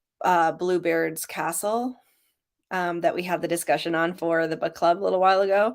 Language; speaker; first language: English; native; English